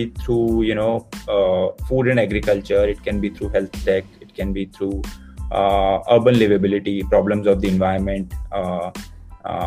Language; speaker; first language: English; non-native, local second language; Hindi